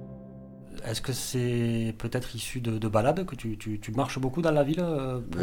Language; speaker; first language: French; native; French